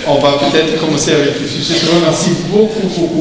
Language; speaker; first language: French; non-native, learner; German